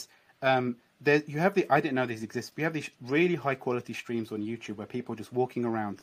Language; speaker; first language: English; native; English